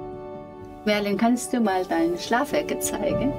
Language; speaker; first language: German; non-native, fluent; Mongolian